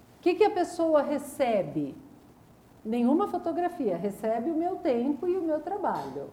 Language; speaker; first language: Portuguese; native; Portuguese